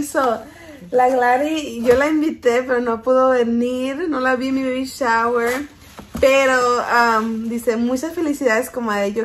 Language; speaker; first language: Spanish; early bilingual, heritage; Spanish